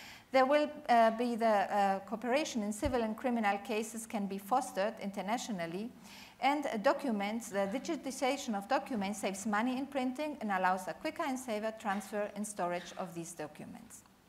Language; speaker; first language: English; non-native, fluent; Spanish